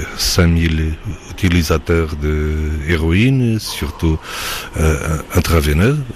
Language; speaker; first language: French; non-native, fluent; Portuguese